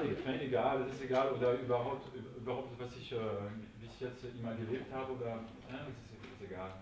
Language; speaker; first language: German; non-native, local second language; French